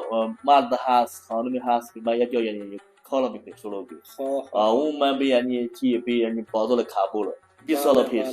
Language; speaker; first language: Persian; non-native, learner; Chinese